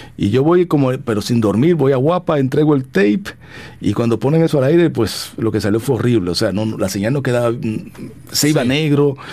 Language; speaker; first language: Spanish; native; Spanish